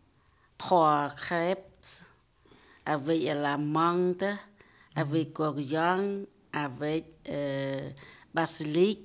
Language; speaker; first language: French; non-native, learner; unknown